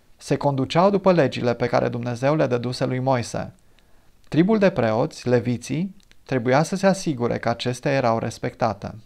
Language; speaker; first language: Romanian; non-native, fluent; English